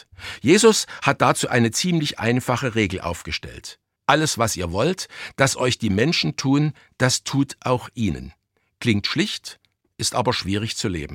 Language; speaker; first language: German; native; German